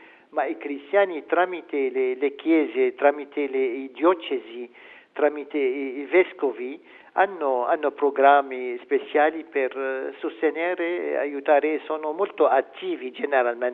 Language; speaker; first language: Italian; non-native, fluent; Arabic